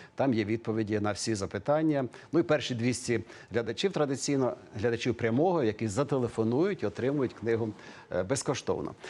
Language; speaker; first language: Ukrainian; native; Ukrainian